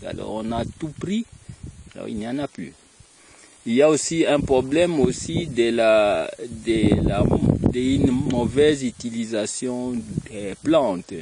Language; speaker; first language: French; non-native, local second language; Kongo